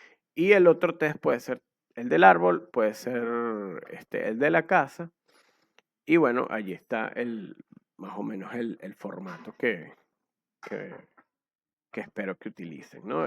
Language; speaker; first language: Spanish; native; Spanish